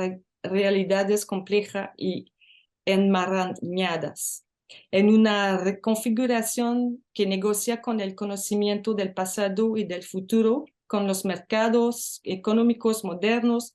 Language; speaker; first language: Spanish; non-native, learner; French